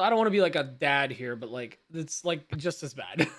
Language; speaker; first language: English; native; English